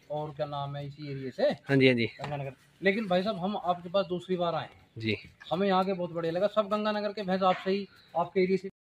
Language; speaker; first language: Hindi; non-native, local second language; Punjabi